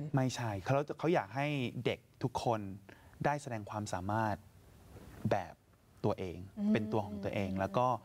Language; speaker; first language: Thai; native; Thai